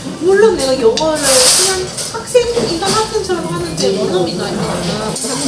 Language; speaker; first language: Korean; non-native, fluent; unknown